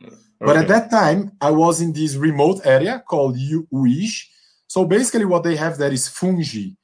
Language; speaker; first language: English; non-native, fluent; Portuguese